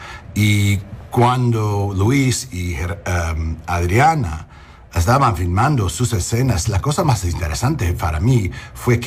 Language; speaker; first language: Spanish; non-native, learner; English